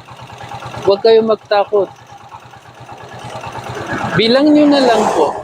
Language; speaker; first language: Filipino; non-native, learner; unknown